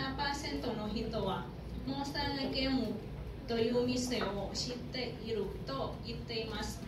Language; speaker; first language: Japanese; non-native, learner; Thai